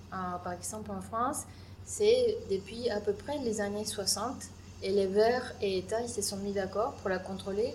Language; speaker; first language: French; non-native, fluent; Spanish